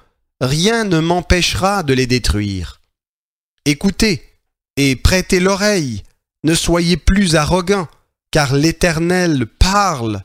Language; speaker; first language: French; native; French